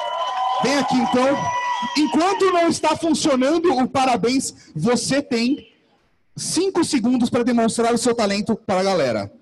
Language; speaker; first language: Portuguese; native; Portuguese